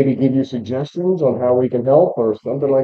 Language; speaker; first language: English; native; English